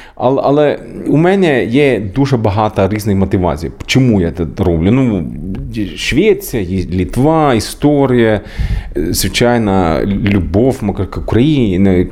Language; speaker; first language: Ukrainian; non-native, learner; Swedish